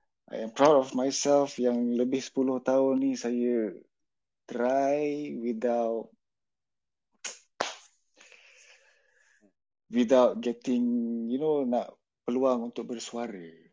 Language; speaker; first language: Malay; native; Malay